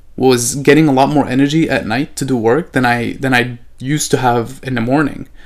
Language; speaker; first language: English; non-native, fluent; Arabic